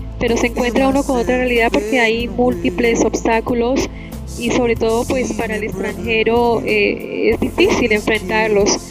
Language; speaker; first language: Spanish; native; Spanish